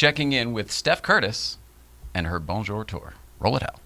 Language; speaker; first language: English; native; English